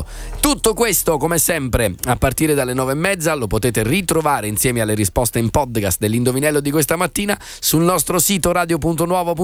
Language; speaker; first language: Italian; native; Italian